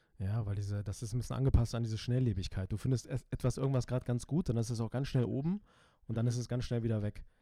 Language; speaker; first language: German; early bilingual, other home language; Turkish